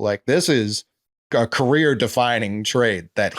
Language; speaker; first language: English; native; English